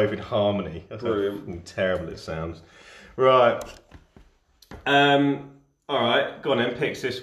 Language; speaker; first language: English; native; English